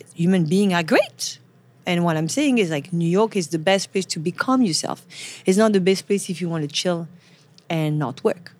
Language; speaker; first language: English; non-native, fluent; French